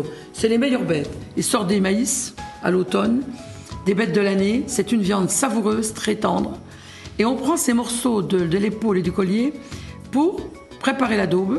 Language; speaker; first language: French; native; French